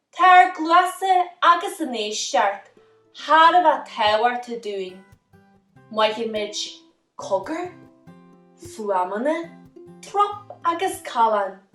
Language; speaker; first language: Irish; native; Irish